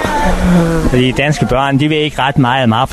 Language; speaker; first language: Danish; native; Danish